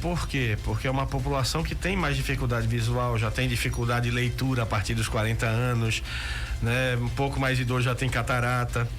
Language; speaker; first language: Portuguese; native; Portuguese